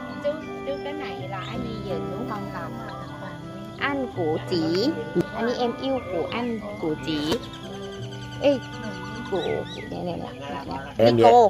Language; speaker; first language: Vietnamese; non-native, learner; Thai